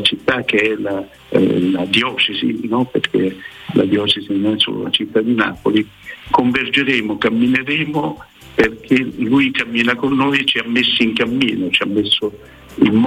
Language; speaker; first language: Italian; native; Italian